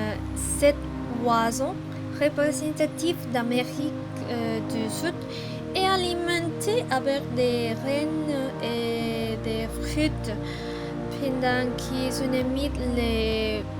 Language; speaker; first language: French; non-native, learner; Spanish